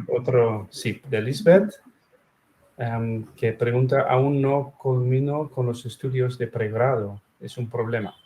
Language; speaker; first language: Spanish; non-native, fluent; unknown